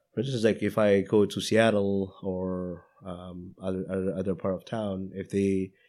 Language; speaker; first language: English; non-native, fluent; Indonesian